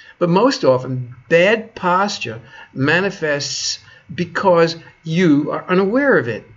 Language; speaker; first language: English; native; English